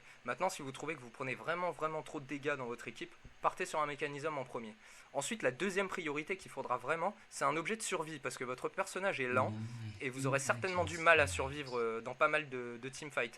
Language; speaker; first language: French; native; French